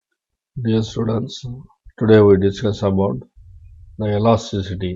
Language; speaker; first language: English; non-native, local second language; Tamil